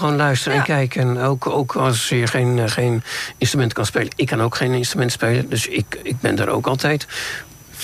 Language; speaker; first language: Dutch; native; Dutch